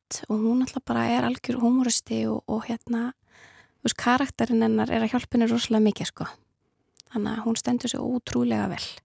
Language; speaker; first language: Icelandic; native; Icelandic